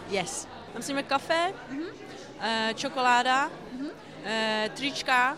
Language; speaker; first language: Czech; non-native, learner; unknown